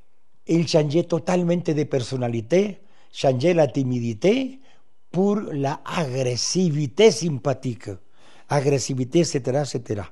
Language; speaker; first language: French; non-native, fluent; Spanish